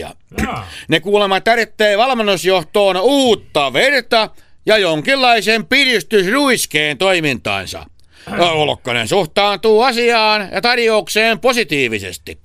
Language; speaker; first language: Finnish; native; Finnish